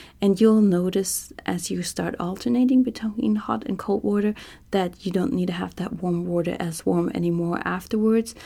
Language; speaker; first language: English; non-native, fluent; German